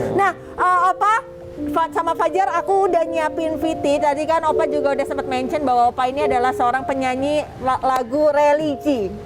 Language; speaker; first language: Indonesian; native; Indonesian